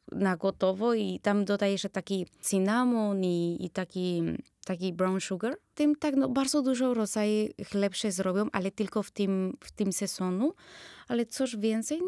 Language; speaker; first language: Polish; early bilingual, other home language; Spanish